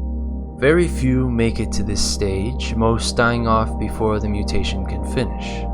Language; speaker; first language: English; native; English